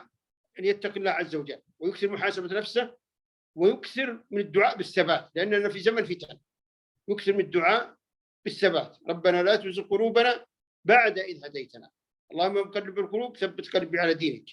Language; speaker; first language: Arabic; native; Arabic